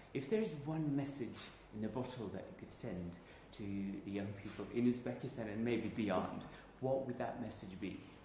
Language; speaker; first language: English; non-native, fluent; Uzbek